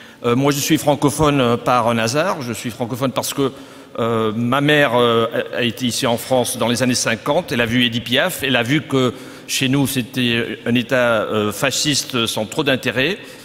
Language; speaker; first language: French; non-native, fluent; Catalan